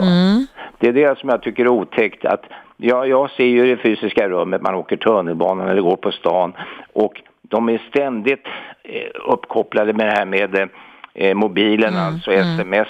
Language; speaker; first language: Swedish; native; Swedish